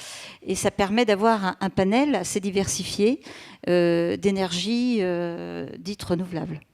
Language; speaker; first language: French; native; French